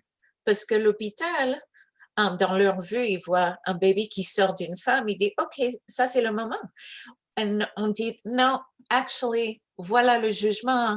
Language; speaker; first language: French; early bilingual, heritage; English